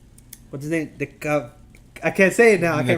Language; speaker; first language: English; native; English